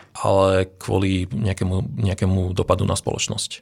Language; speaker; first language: Slovak; non-native, local second language; Hungarian